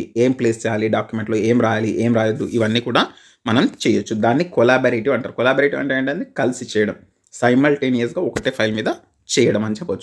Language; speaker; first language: Telugu; native; Telugu